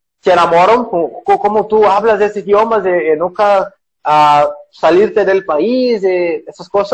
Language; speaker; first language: Spanish; non-native, learner; Portuguese